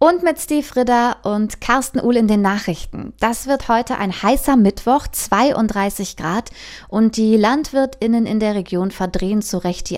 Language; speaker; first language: German; native; German